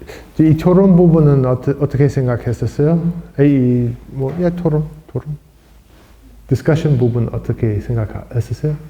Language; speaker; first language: Korean; non-native, fluent; English